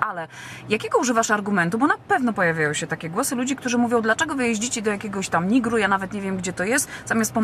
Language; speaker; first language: Polish; native; Polish